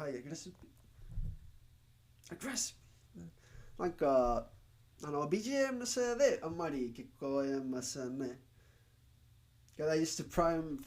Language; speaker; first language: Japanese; non-native, learner; Spanish